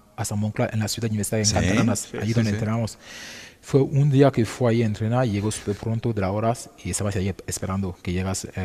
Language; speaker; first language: Spanish; non-native, fluent; French